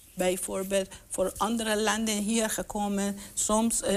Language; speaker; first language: Dutch; non-native, learner; Persian